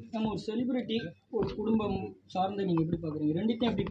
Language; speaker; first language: Tamil; native; Tamil